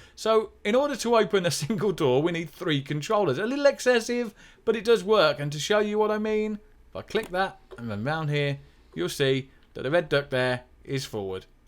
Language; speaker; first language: English; native; English